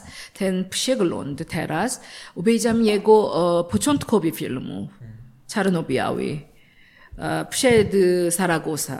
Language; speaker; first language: Polish; non-native, learner; Korean